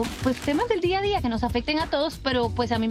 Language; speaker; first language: Spanish; native; Spanish